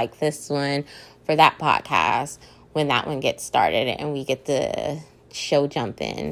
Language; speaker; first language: English; native; English